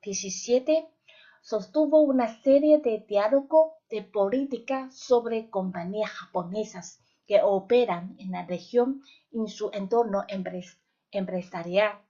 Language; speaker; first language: Spanish; non-native, fluent; Chinese